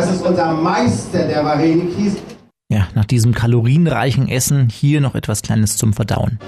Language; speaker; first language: German; native; German